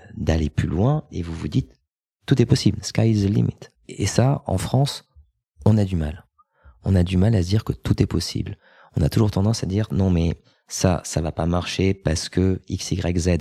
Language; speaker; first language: French; native; French